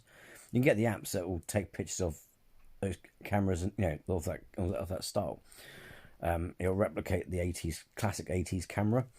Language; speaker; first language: English; native; English